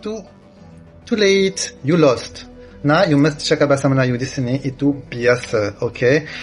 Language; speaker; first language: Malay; non-native, learner; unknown